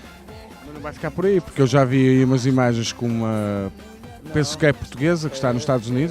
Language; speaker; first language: Portuguese; native; Portuguese